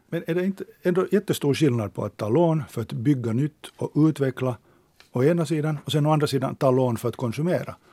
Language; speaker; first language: Swedish; native; Swedish